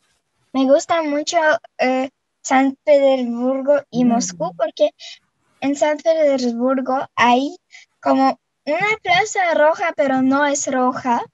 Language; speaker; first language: Spanish; non-native, fluent; Russian